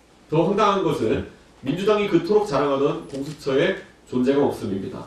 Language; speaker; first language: Korean; native; Korean